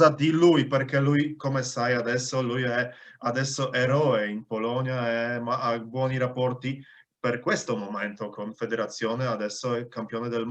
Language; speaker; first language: Italian; non-native, fluent; Polish